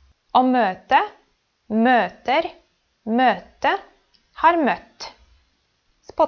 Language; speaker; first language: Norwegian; non-native, fluent; Polish